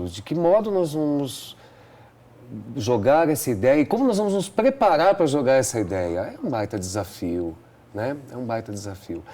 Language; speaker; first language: Portuguese; native; Portuguese